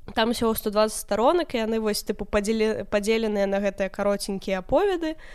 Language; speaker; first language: Belarusian; non-native, local second language; Russian